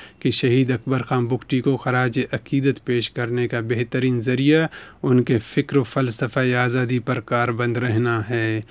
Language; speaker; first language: Urdu; non-native, local second language; Baluchi